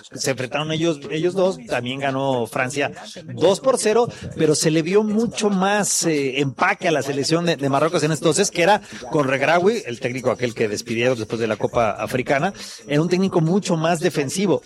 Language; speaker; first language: Spanish; native; Spanish